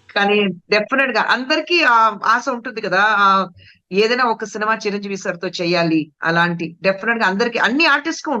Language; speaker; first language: Telugu; non-native, fluent; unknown